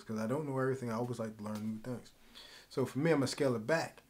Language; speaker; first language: English; native; English